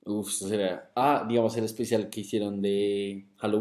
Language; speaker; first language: Spanish; native; Spanish